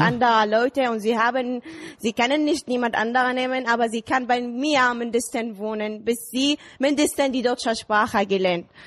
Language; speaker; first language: German; non-native, learner; Arabic